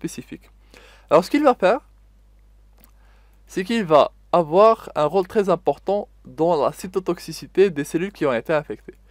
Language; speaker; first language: French; non-native, local second language; Arabic